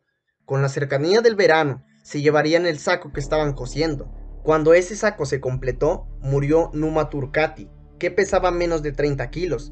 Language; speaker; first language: Spanish; native; Spanish